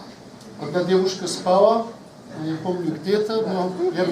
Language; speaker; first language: Russian; non-native, learner; Polish